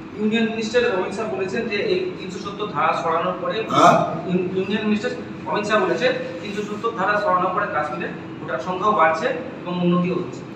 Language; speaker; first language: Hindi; non-native, local second language; Bangla